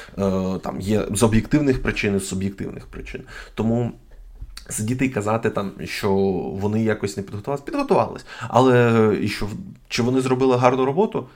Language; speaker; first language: Ukrainian; non-native, local second language; Russian